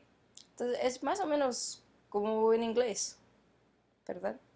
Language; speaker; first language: Spanish; non-native, fluent; English